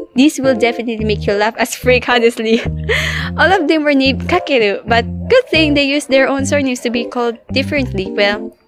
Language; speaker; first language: English; non-native, local second language; Filipino